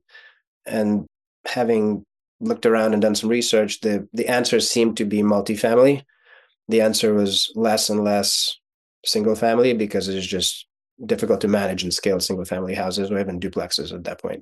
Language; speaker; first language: English; non-native, fluent; Russian